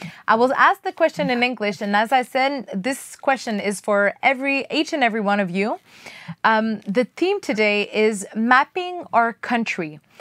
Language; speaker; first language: English; non-native, fluent; French